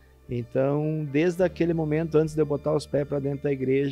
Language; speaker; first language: Portuguese; native; Portuguese